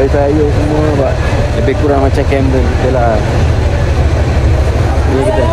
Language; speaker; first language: Malay; native; Malay